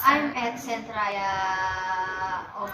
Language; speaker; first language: English; non-native, learner; Indonesian